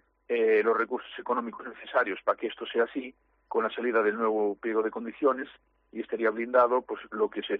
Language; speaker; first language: Spanish; native; Spanish